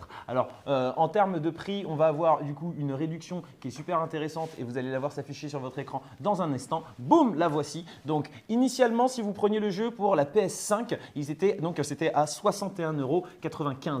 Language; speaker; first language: French; native; French